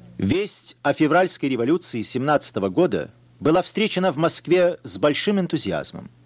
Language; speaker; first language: Russian; native; Russian